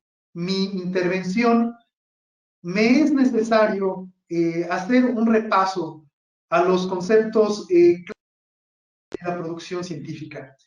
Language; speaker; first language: Spanish; native; Spanish